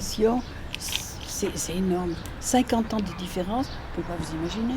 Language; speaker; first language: French; native; French